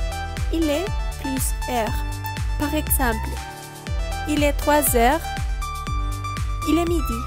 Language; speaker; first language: French; non-native, learner; Spanish